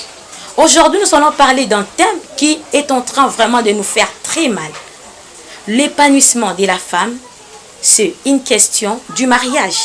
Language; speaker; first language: French; non-native, local second language; Lingala